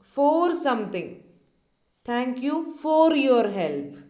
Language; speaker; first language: English; non-native, local second language; Malayalam